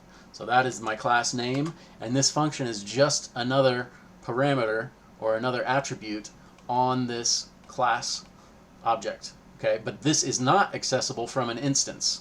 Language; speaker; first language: English; native; English